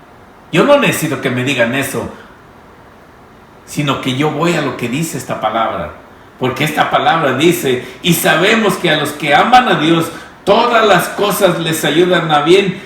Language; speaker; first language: Spanish; native; Spanish